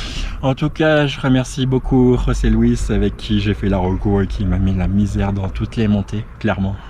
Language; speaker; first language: French; native; French